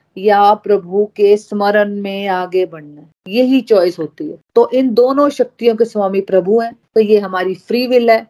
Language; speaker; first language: Hindi; native; Hindi